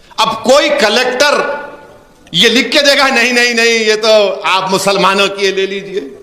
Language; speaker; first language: Urdu; native; Urdu